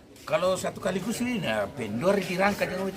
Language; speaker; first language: Indonesian; non-native, local second language; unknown